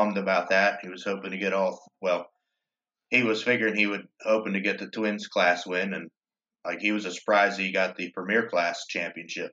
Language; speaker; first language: English; native; English